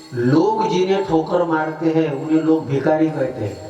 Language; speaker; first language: Hindi; non-native, local second language; Marathi